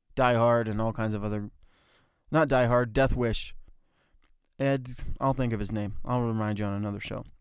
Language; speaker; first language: English; native; English